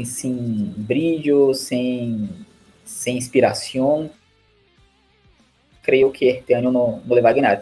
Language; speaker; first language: Spanish; non-native, learner; Portuguese